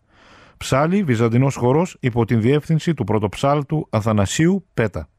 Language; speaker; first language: Greek; native; Greek